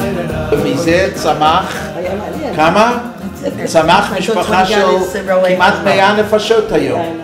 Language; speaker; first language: Hebrew; non-native, fluent; English